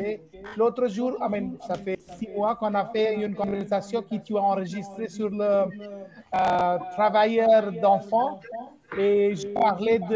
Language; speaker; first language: French; non-native, fluent; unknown